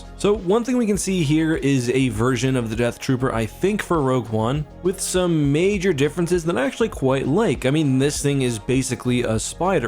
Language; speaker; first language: English; native; English